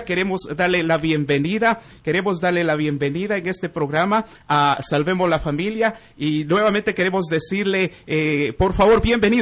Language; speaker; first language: Spanish; native; Spanish